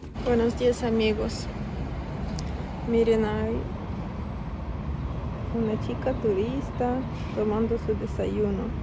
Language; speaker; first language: Spanish; non-native, fluent; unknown